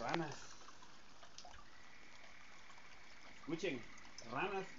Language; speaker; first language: Spanish; native; Spanish